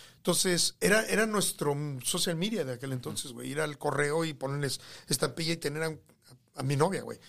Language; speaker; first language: Spanish; native; Spanish